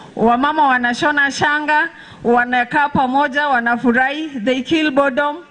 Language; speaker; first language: Swahili; non-native, local second language; Masai